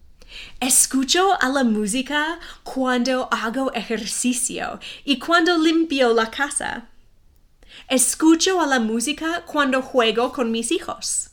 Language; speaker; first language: Spanish; non-native, fluent; English